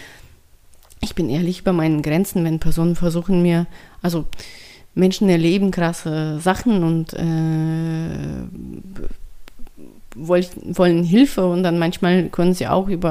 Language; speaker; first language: German; non-native, fluent; Russian